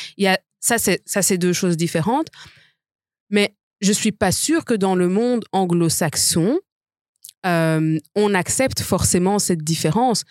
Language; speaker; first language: French; native; French